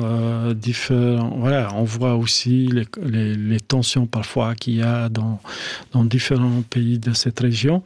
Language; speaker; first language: French; non-native, fluent; Albanian